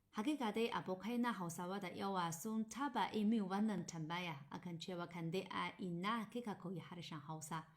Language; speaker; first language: Hausa; non-native, fluent; Chinese